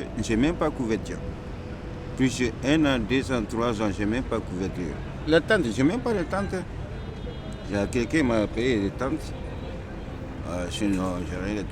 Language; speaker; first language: French; non-native, learner; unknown